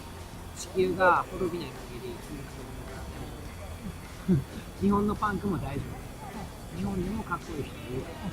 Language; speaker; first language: Japanese; native; Japanese